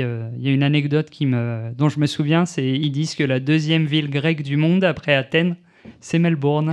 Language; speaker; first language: French; native; French